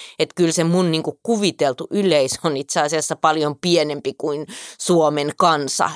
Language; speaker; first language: Finnish; native; Finnish